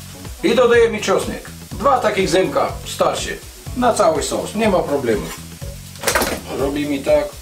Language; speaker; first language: Polish; non-native, learner; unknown